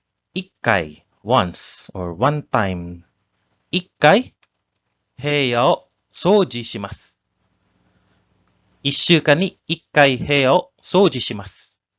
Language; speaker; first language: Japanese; non-native, learner; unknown